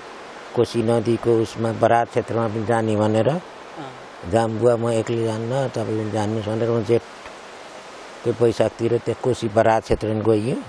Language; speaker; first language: Nepali; native; Nepali